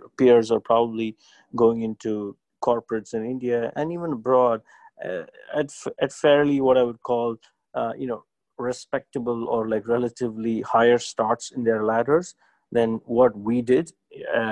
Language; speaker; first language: English; non-native, local second language; Tamil